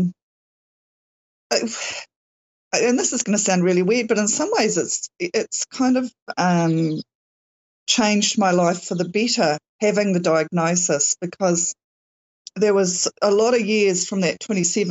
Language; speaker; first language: English; native; English